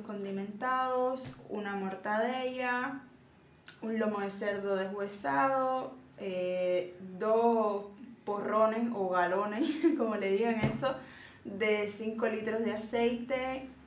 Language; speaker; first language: Spanish; native; Spanish